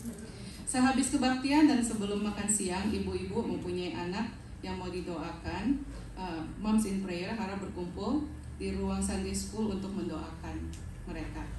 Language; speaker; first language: Indonesian; native; Indonesian